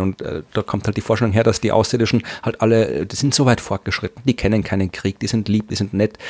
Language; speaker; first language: German; native; German